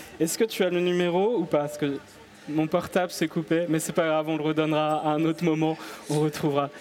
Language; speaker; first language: French; native; French